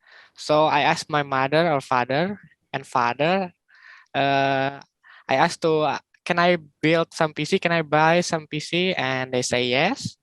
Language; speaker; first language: English; non-native, learner; Indonesian